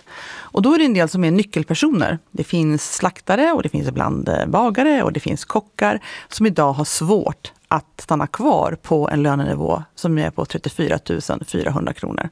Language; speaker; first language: Swedish; native; Swedish